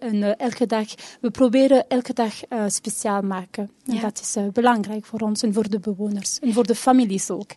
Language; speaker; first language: Dutch; non-native, local second language; French